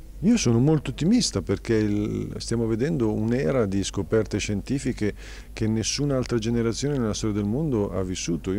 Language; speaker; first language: Italian; native; Italian